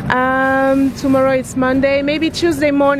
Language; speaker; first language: English; non-native, learner; French